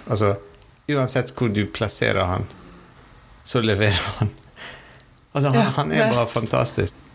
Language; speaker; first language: Norwegian; non-native, fluent; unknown